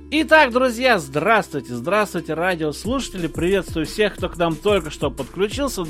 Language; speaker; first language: Russian; native; Russian